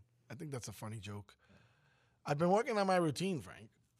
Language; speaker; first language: English; early bilingual, other home language; Spanish